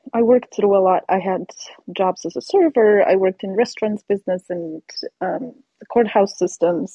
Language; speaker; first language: English; non-native, fluent; Polish